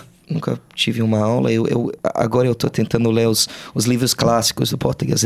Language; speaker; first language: Portuguese; non-native, fluent; English